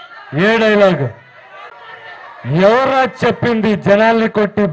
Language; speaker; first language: Telugu; non-native, learner; Kannada